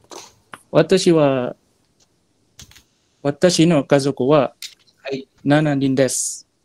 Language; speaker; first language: Japanese; non-native, learner; Malay